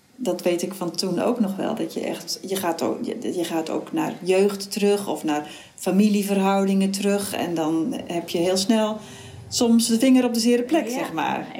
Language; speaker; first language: Dutch; native; Dutch